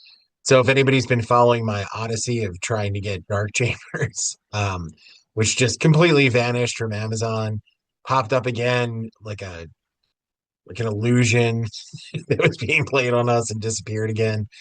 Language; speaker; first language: English; native; English